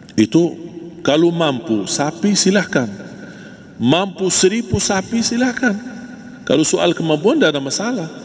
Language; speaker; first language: Malay; non-native, fluent; Arabic